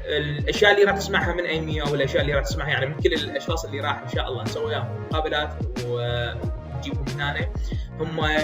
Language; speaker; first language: Arabic; native; Arabic